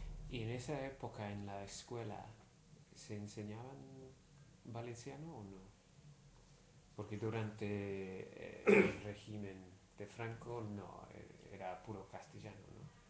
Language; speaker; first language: Spanish; non-native, fluent; English